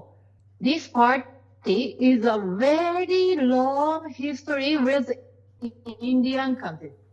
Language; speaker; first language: English; non-native, learner; Japanese